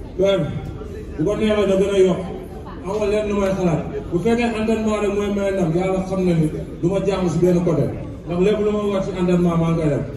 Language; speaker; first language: Wolof; native; Wolof